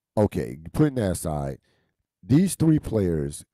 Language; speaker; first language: English; native; English